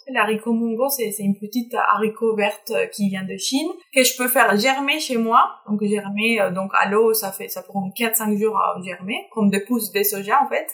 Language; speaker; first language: French; non-native, fluent; Spanish